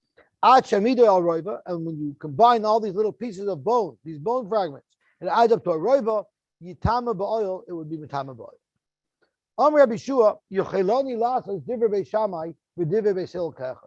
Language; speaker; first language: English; native; English